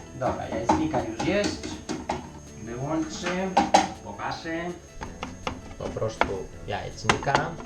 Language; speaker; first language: Polish; non-native, learner; Spanish